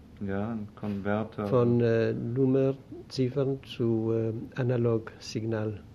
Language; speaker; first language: German; non-native, learner; Greek